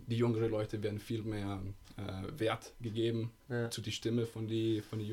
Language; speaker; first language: German; non-native, fluent; Italian